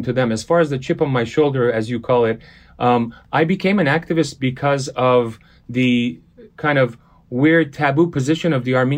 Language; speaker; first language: English; early bilingual, other home language; Armenian